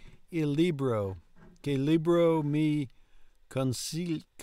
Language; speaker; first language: Italian; non-native, learner; English